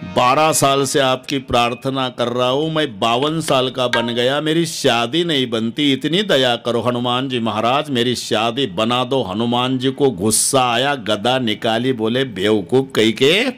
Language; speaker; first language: Hindi; non-native, local second language; Marathi